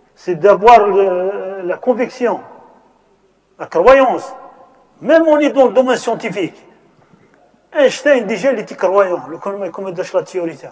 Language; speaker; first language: French; non-native, local second language; Arabic